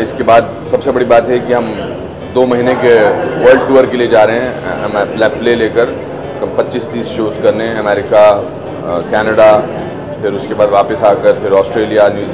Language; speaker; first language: Hindi; native; Hindi